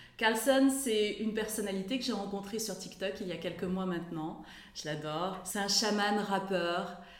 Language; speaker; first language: French; native; French